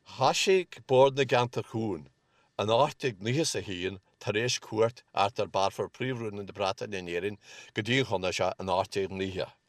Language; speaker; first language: Irish; native; Irish